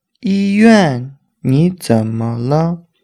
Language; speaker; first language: Chinese; non-native, fluent; Russian